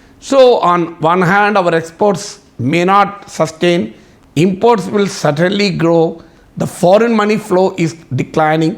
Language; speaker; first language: English; non-native, local second language; Telugu